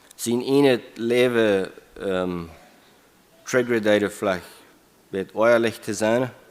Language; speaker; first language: German; non-native, learner; English